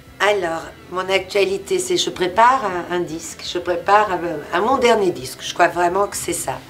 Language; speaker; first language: French; early bilingual, other home language; Portuguese